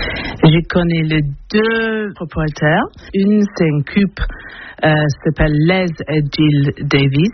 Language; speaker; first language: French; non-native, learner; English